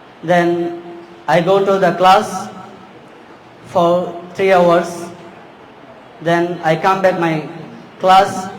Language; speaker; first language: English; non-native, learner; Bangla